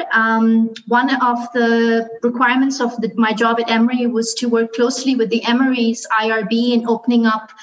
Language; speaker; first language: English; non-native, local second language; Urdu